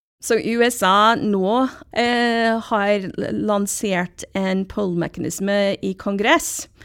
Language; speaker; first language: Norwegian; non-native, fluent; English